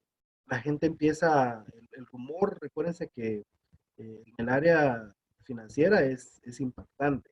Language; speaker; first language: Spanish; native; Spanish